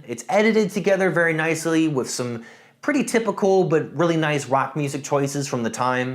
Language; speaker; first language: English; native; English